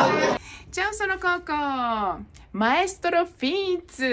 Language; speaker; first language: Italian; non-native, learner; Japanese